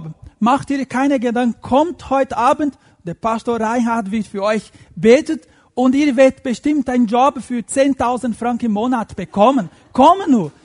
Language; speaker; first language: German; non-native, fluent; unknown